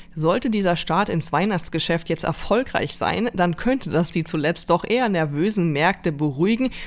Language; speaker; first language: German; native; German